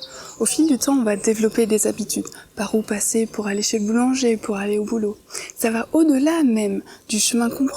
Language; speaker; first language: French; native; French